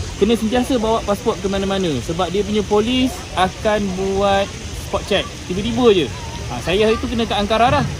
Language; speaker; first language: Malay; native; Malay